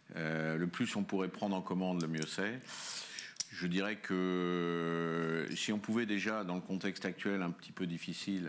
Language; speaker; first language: French; native; French